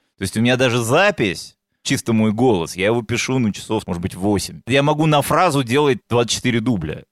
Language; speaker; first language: Russian; native; Russian